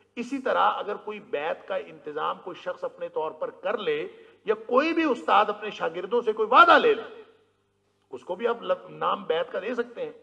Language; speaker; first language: Urdu; non-native, local second language; Punjabi